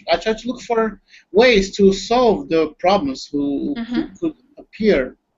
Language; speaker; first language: English; non-native, learner; Portuguese